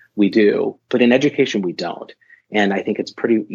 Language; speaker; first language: English; native; English